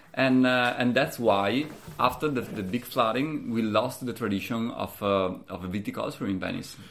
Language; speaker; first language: English; non-native, fluent; Italian